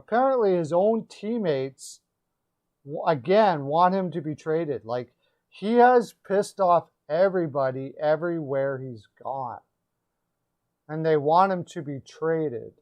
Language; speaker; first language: English; native; English